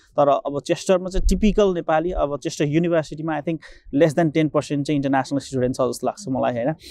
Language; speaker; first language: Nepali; native; Nepali